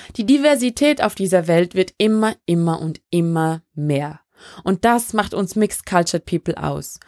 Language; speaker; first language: German; early bilingual, other home language; French